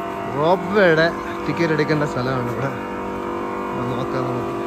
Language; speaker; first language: Malayalam; native; Malayalam